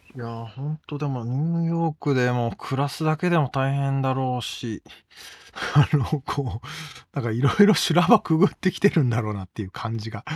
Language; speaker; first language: Japanese; native; Japanese